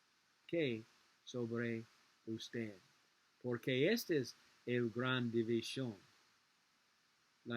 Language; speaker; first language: Spanish; non-native, learner; English